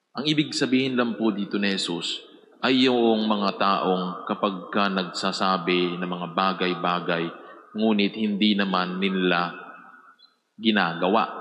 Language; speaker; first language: Filipino; native; Filipino